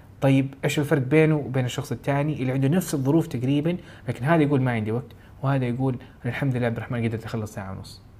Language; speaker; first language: Arabic; native; Arabic